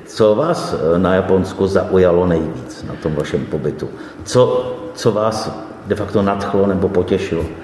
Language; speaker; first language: Czech; native; Czech